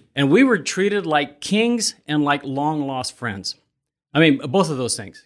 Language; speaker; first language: English; native; English